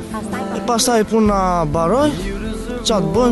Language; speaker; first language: Albanian; early bilingual, heritage; Albanian